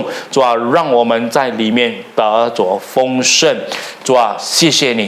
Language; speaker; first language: Chinese; native; Chinese